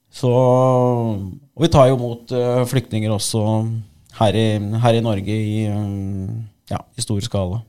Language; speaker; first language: Norwegian; native; Norwegian